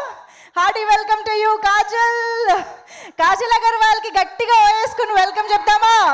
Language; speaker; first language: Telugu; native; Telugu